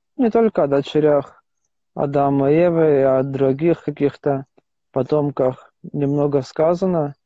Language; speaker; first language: Russian; non-native, local second language; Armenian